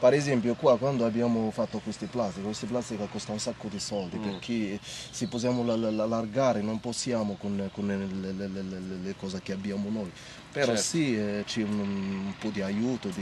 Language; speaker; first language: Italian; non-native, learner; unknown